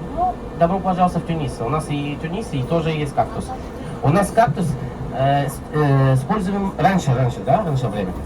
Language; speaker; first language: Russian; non-native, learner; Arabic